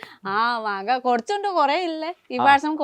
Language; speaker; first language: Malayalam; non-native, learner; Nepali